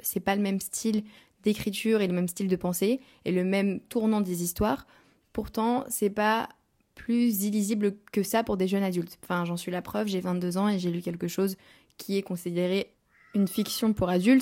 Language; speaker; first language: French; native; French